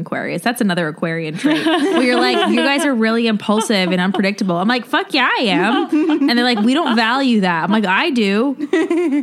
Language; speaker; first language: English; native; English